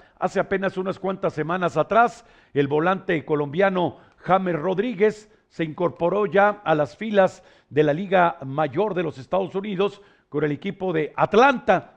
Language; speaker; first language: Spanish; native; Spanish